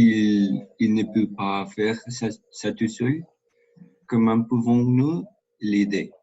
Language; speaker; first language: French; non-native, learner; Spanish